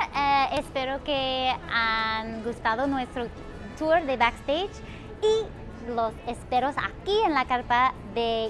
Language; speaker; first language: Spanish; non-native, fluent; English